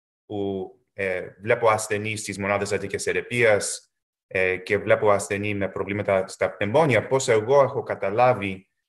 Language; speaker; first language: Greek; early bilingual, heritage; Greek